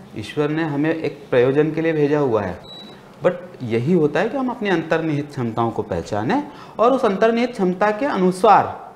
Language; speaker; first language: Hindi; native; Hindi